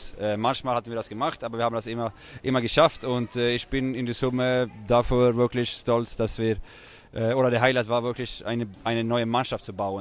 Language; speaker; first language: German; non-native, fluent; Swedish